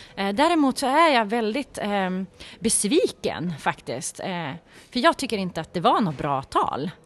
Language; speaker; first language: Swedish; native; Swedish